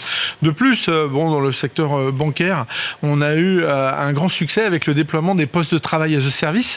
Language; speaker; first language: French; native; French